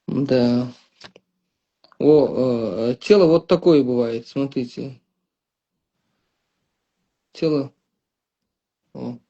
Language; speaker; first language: Russian; non-native, local second language; Uzbek